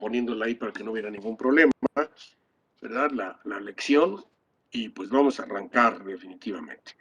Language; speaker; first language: Spanish; native; Spanish